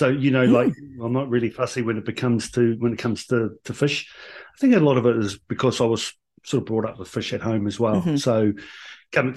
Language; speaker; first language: English; native; English